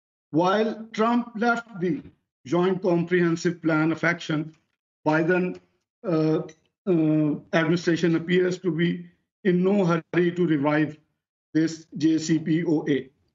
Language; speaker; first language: English; non-native, local second language; Urdu